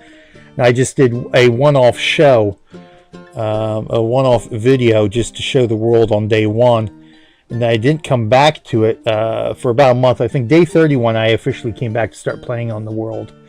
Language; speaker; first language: English; native; English